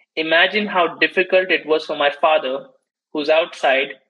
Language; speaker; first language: English; non-native, local second language; Hindi